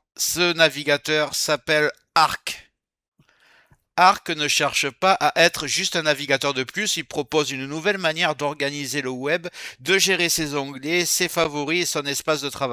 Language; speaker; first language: French; native; French